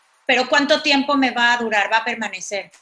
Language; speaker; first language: Spanish; native; Spanish